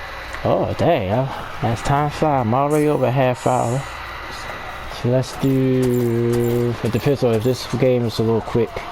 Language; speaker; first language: English; native; English